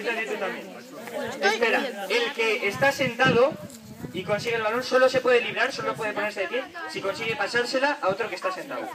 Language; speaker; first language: Spanish; native; Spanish